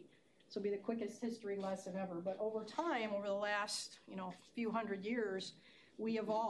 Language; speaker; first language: English; native; English